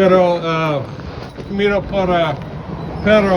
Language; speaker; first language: Spanish; non-native, learner; English